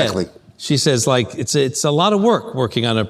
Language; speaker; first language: English; native; English